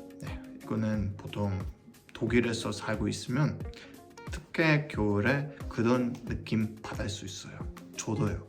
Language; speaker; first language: Korean; non-native, learner; German